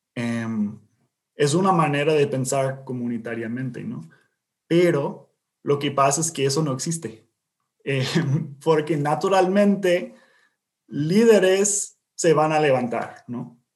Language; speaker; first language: Spanish; non-native, fluent; English